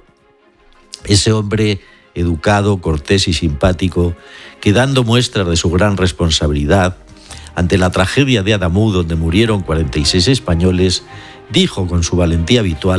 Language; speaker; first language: Spanish; native; Spanish